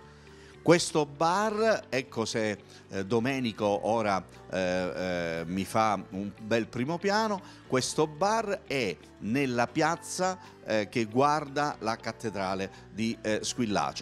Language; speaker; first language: Italian; native; Italian